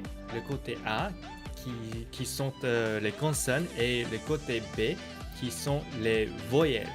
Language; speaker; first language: French; non-native, learner; Korean